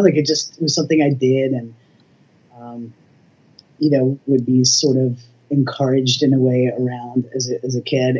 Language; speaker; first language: English; native; English